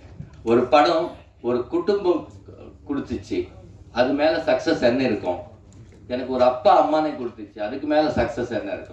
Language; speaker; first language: Tamil; non-native, learner; Telugu